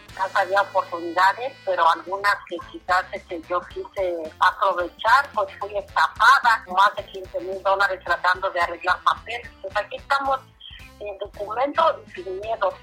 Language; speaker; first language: Spanish; non-native, local second language; Mixtepec Mixtec